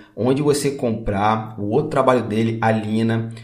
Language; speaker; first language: Portuguese; native; Portuguese